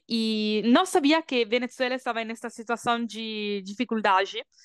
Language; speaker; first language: Portuguese; non-native, learner; Italian